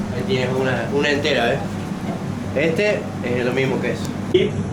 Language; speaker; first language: Spanish; native; Spanish